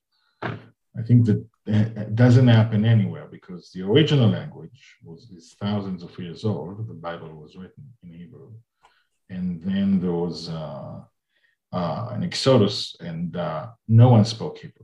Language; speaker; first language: English; non-native, fluent; Hebrew